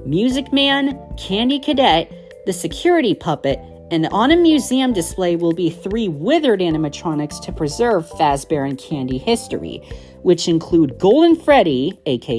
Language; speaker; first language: English; native; English